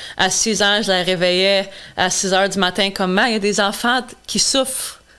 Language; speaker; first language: French; non-native, local second language; English